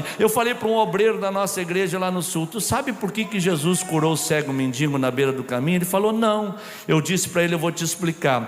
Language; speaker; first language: Portuguese; native; Portuguese